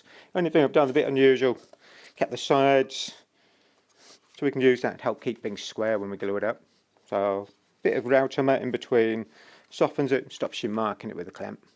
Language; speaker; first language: English; native; English